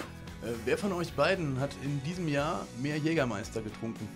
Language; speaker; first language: German; native; German